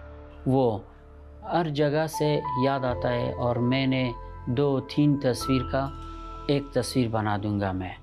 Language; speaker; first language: Hindi; non-native, learner; Persian